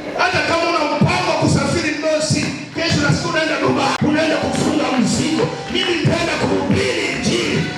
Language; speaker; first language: Swahili; native; Swahili